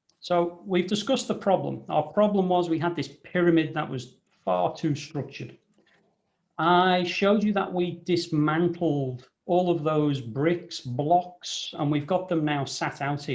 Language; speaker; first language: English; native; English